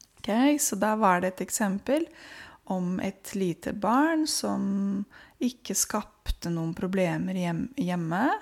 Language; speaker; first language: Norwegian; non-native, fluent; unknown